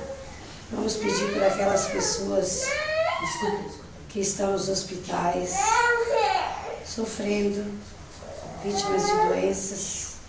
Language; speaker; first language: Portuguese; native; Portuguese